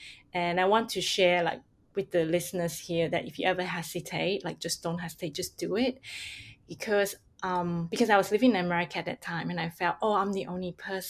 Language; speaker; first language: English; non-native, local second language; Hakka Chinese